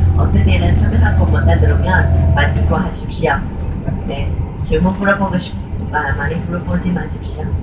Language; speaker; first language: Korean; non-native, learner; Chinese